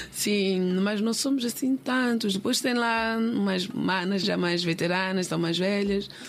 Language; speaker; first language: Portuguese; native; Portuguese